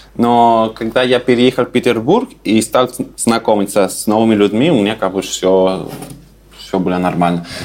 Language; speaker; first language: Russian; non-native, fluent; Spanish